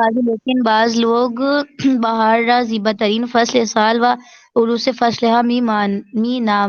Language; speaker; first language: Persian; non-native, learner; Urdu